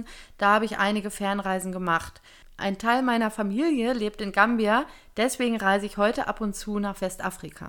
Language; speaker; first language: German; native; German